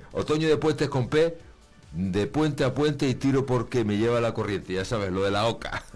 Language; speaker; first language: Spanish; native; Spanish